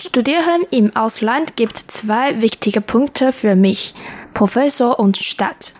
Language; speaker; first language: German; non-native, learner; Chinese